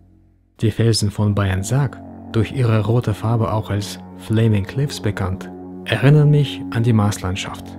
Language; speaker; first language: German; early bilingual, other home language; Russian